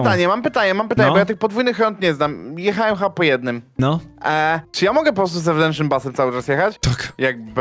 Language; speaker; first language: Polish; native; Polish